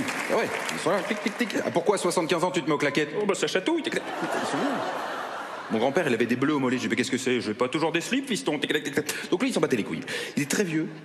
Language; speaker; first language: French; native; French